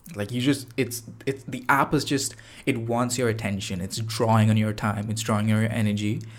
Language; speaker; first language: English; non-native, local second language; Tamil